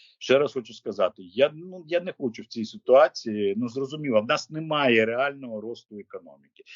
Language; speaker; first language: Ukrainian; native; Ukrainian